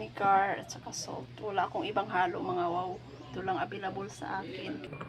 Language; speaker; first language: Filipino; non-native, local second language; Cebuano